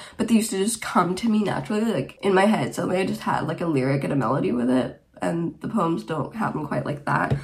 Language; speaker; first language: English; early bilingual, other home language; Romanian